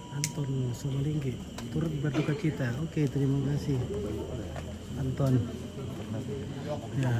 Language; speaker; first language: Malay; non-native, local second language; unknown